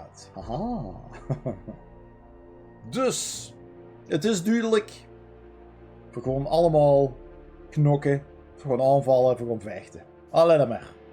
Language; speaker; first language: Dutch; native; Dutch